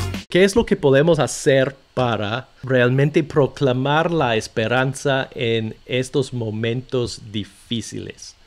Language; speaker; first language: Spanish; non-native, fluent; English